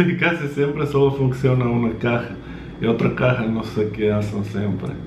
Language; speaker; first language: Spanish; non-native, fluent; Russian